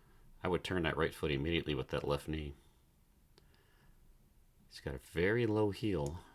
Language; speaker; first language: English; native; English